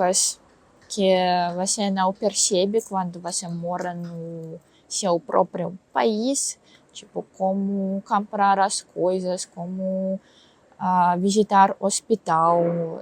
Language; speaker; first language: Portuguese; non-native, learner; Russian